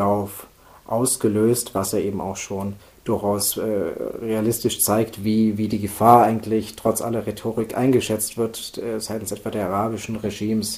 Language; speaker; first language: German; native; German